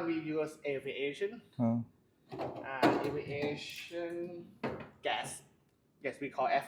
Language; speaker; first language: English; non-native, learner; Thai